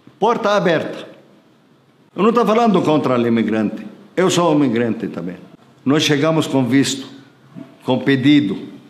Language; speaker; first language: Portuguese; non-native, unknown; Arabic